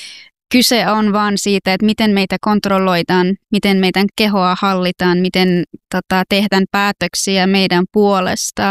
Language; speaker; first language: Finnish; non-native, fluent; Persian